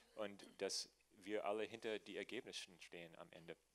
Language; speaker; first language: German; non-native, fluent; English